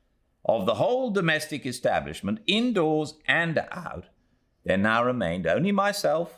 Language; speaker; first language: English; native; English